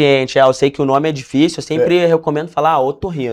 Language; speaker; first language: Portuguese; native; Portuguese